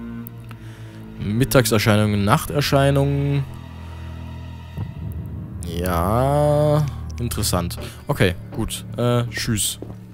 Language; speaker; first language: German; native; German